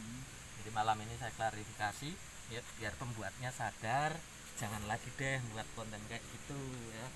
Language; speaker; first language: Indonesian; native; Indonesian